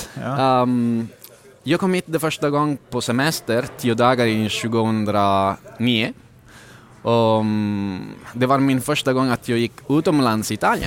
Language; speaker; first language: Swedish; non-native, learner; Italian